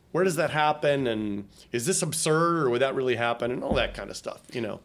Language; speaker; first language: English; native; English